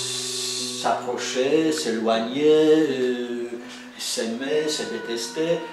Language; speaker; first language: French; non-native, fluent; Polish